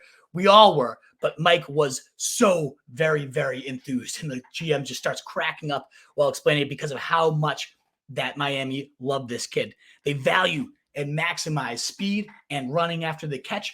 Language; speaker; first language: English; native; English